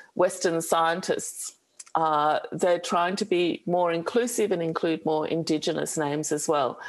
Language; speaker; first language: English; native; English